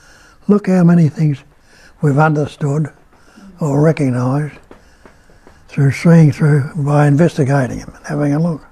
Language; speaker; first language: English; native; English